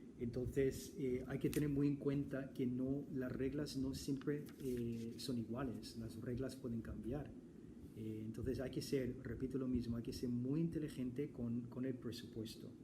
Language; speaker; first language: Spanish; non-native, fluent; English